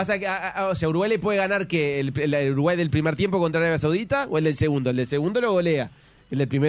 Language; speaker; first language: Spanish; native; Spanish